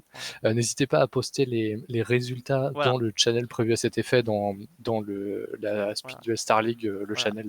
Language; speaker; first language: French; native; French